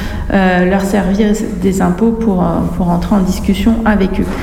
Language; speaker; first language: French; native; French